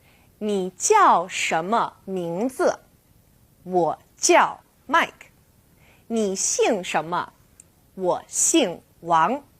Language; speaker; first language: Chinese; non-native, fluent; English